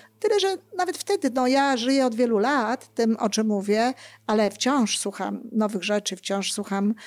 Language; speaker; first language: Polish; native; Polish